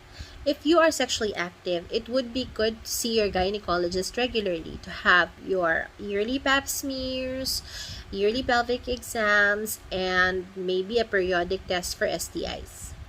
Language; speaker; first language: English; non-native, local second language; Filipino